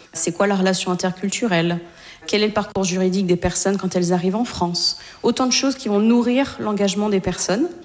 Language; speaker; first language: French; native; French